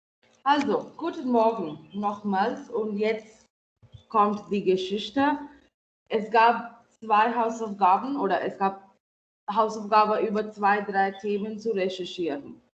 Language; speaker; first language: German; non-native, fluent; Marathi